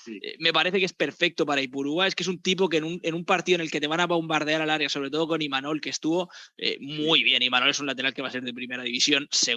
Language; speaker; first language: Spanish; native; Spanish